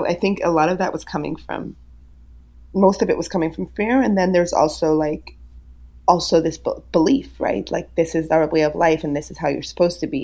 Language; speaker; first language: English; early bilingual, other home language; Yiddish